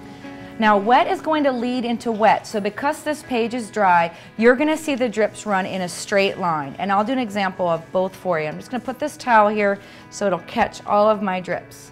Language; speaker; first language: English; native; English